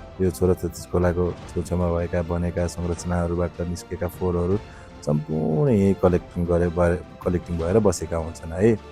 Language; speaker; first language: Nepali; native; Nepali